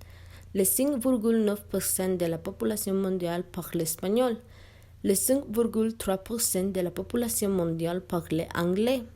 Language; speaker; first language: French; non-native, learner; Spanish